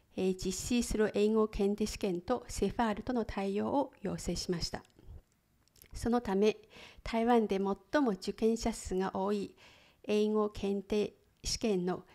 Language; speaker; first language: Japanese; non-native, fluent; Chinese